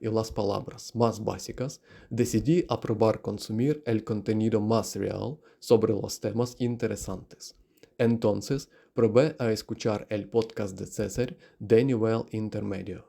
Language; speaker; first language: Spanish; non-native, learner; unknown